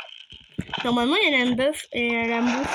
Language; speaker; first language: French; native; French